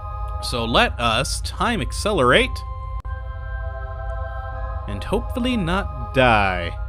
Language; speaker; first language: English; native; English